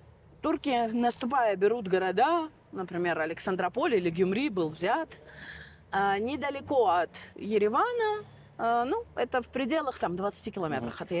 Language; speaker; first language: Russian; non-native, fluent; Armenian